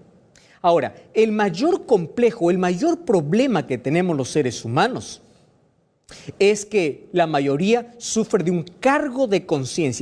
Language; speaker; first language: Spanish; native; Spanish